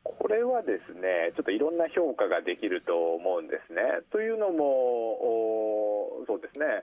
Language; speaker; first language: Japanese; native; Japanese